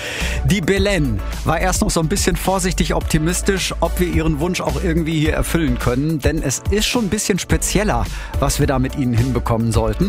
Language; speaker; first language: German; native; German